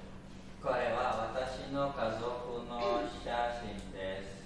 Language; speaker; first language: Japanese; non-native, learner; Indonesian